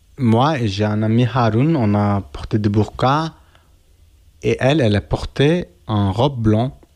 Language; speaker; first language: French; non-native, learner; Kurdish